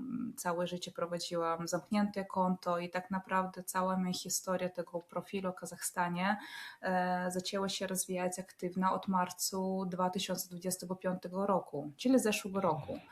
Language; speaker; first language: Polish; non-native, fluent; Russian